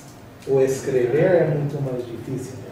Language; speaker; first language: Portuguese; non-native, fluent; English